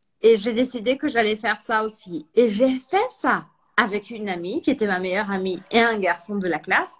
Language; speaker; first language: French; non-native, fluent; Portuguese